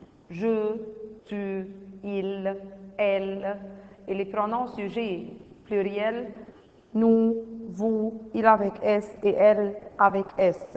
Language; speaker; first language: French; non-native, fluent; Arabic